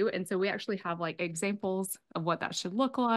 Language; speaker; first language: English; native; English